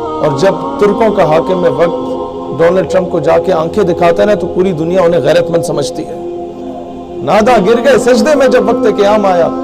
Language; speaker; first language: Urdu; non-native, local second language; Punjabi